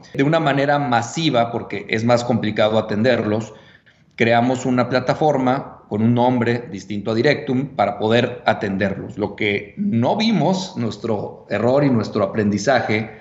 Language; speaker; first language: Spanish; native; Spanish